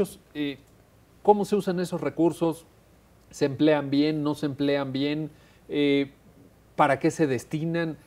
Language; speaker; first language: Spanish; native; Spanish